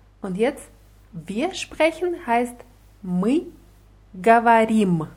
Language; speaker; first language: German; non-native, fluent; Russian